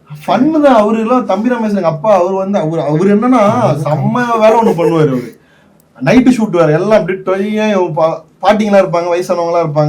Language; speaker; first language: Tamil; native; Tamil